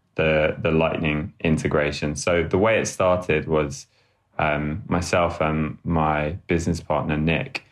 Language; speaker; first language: English; native; English